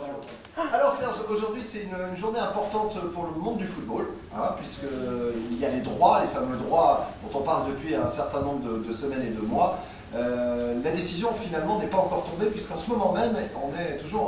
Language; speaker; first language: French; native; French